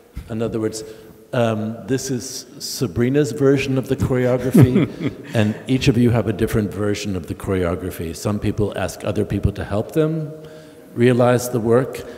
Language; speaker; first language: English; native; English